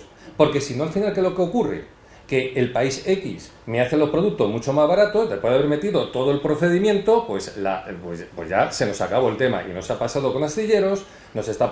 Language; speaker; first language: Spanish; native; Spanish